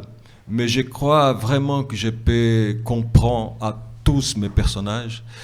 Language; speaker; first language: French; non-native, fluent; Portuguese